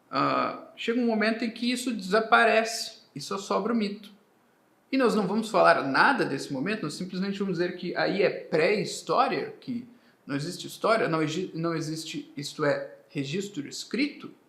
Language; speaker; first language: Portuguese; native; Portuguese